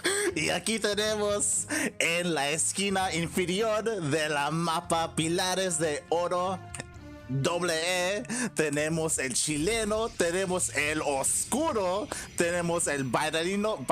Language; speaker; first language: Spanish; non-native, learner; English